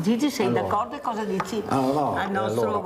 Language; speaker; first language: Italian; native; Italian